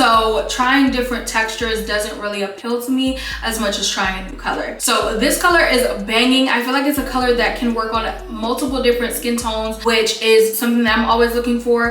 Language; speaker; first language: English; native; English